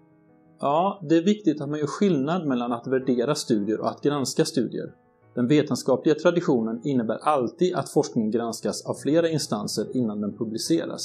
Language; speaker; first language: Swedish; native; Swedish